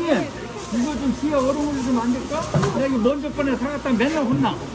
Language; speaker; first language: Korean; native; Korean